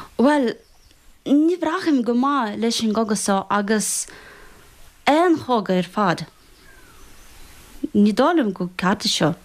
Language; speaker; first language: Irish; non-native, fluent; Russian